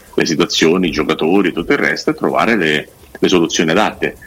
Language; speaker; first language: Italian; native; Italian